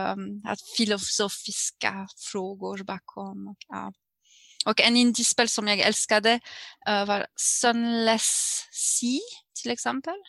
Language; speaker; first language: Swedish; non-native, learner; French